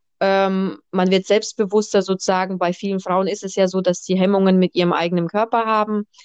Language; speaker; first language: German; early bilingual, other home language; Russian